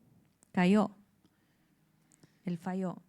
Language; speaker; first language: Spanish; early bilingual, heritage; English